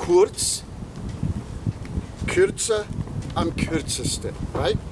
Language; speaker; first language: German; non-native, fluent; English